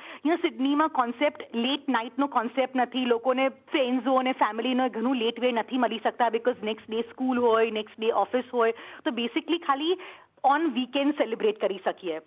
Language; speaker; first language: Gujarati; early bilingual, heritage; Gujarati